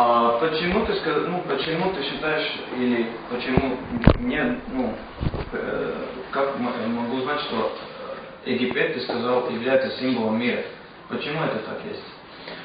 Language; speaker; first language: Russian; non-native, fluent; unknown